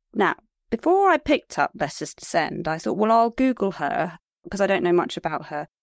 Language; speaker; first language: English; native; English